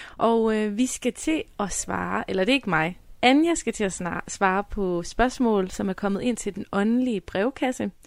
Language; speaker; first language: Danish; native; Danish